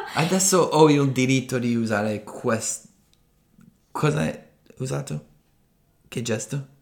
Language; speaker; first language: Italian; non-native, fluent; English